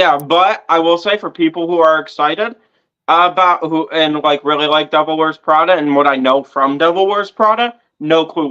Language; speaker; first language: English; native; English